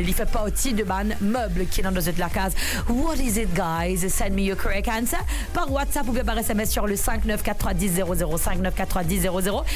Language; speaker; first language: French; non-native, local second language; Morisyen